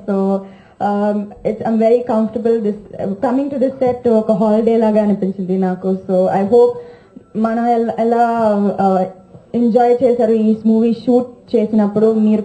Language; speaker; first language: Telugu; non-native, fluent; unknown